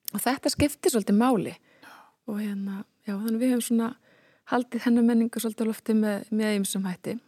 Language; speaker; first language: Icelandic; native; Icelandic